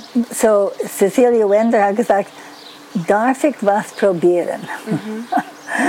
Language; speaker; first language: German; non-native, fluent; English